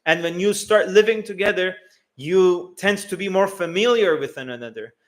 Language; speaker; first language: English; non-native, fluent; Turkish